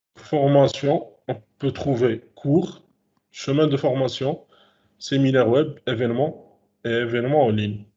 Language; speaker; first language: French; non-native, local second language; Arabic